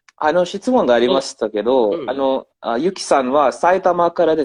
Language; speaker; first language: Japanese; non-native, learner; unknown